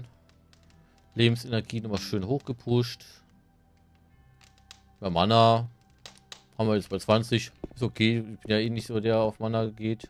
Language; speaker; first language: German; native; German